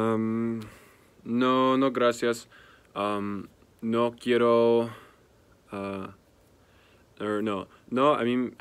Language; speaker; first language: Spanish; non-native, learner; English